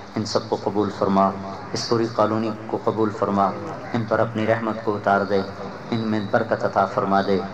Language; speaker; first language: Urdu; non-native, local second language; Punjabi